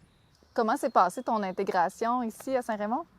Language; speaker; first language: French; native; French